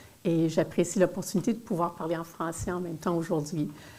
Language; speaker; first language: French; native; French